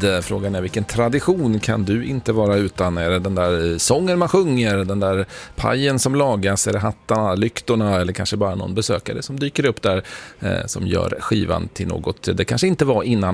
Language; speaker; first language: Swedish; native; Swedish